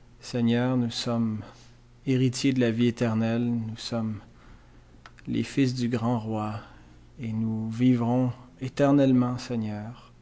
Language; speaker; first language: French; native; French